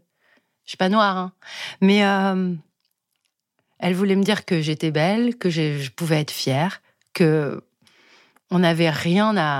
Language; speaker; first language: French; native; French